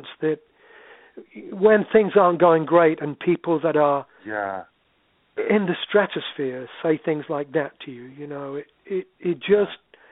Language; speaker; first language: English; native; English